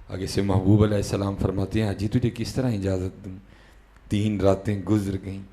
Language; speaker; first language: Urdu; non-native, local second language; Punjabi